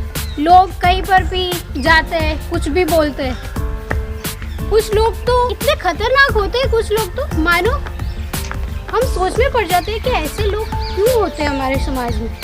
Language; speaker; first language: Hindi; non-native, local second language; Gujarati